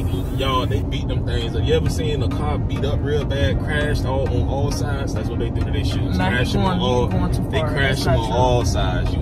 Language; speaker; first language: English; native; English